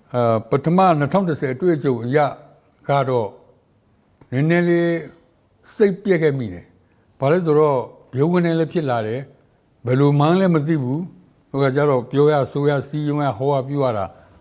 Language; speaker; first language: Burmese; non-native, local second language; Karen languages